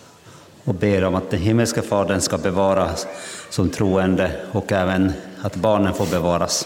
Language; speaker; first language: Swedish; non-native, local second language; Finnish